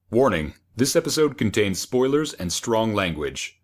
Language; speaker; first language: English; native; English